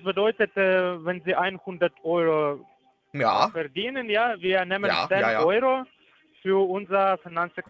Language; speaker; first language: German; non-native, learner; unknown